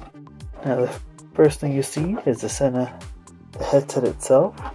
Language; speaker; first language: English; native; English